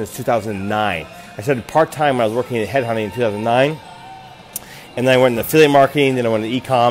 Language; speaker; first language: English; native; English